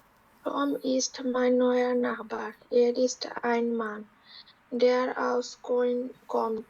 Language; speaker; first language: German; non-native, learner; Bangla